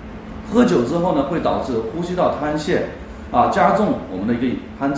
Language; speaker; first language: Chinese; native; Chinese